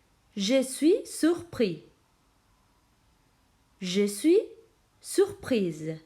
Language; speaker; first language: French; non-native, fluent; Spanish